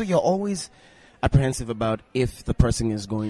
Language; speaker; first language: English; non-native, local second language; Igbo